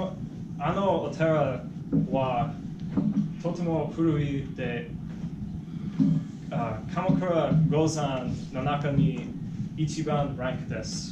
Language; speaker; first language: Japanese; non-native, learner; English